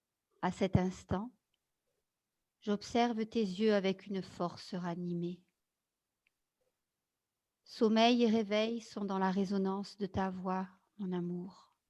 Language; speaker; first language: French; native; French